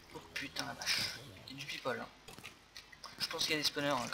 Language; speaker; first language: French; native; French